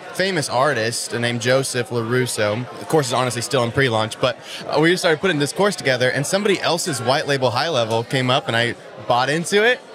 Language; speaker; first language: English; native; English